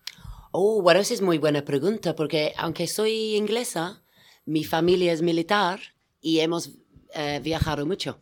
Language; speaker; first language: Spanish; non-native, fluent; English